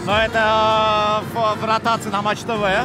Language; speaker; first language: Russian; native; Russian